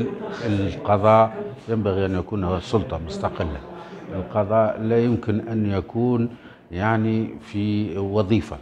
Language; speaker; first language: Arabic; native; Arabic